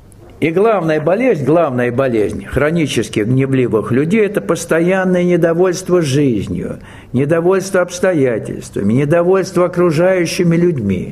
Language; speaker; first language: Russian; native; Russian